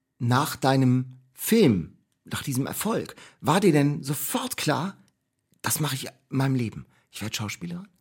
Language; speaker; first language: German; native; German